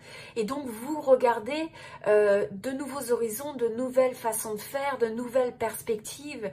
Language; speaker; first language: French; native; French